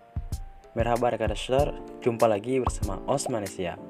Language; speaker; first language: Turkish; non-native, fluent; Indonesian